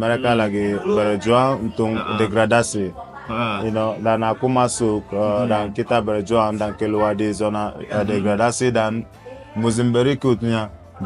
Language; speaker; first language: Indonesian; non-native, fluent; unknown